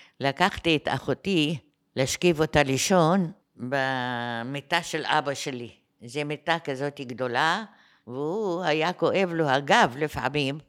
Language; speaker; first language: Hebrew; non-native, fluent; Arabic